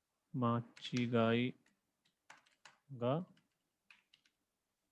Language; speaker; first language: Japanese; non-native, fluent; Hindi